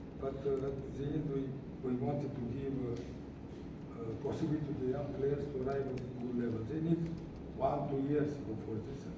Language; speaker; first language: English; non-native, fluent; Romanian